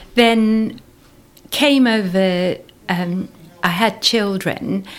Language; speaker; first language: English; native; English